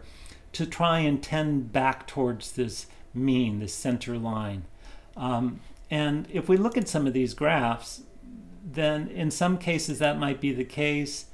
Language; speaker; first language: English; native; English